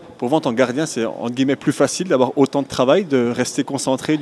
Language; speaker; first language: French; native; French